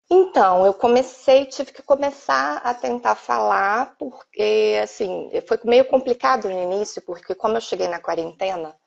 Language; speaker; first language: Portuguese; native; Portuguese